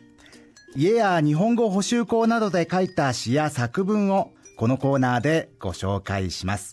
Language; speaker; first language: Japanese; native; Japanese